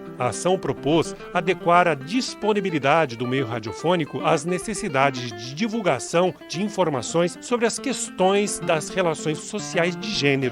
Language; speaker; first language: Portuguese; native; Portuguese